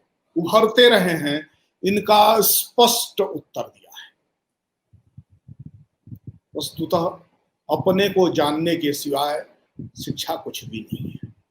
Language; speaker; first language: Hindi; native; Hindi